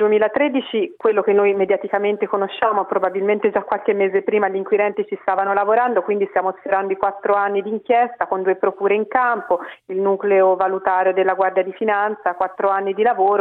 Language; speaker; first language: Italian; native; Italian